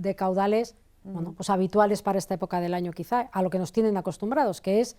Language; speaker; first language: Spanish; native; Spanish